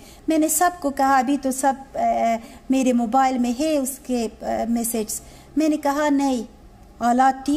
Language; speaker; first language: Hindi; non-native, learner; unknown